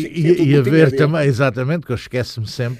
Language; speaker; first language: Portuguese; native; Portuguese